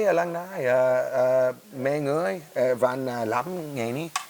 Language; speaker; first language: Vietnamese; non-native, learner; English